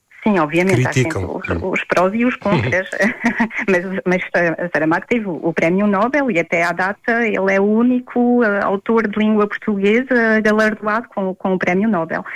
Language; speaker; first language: Portuguese; native; Portuguese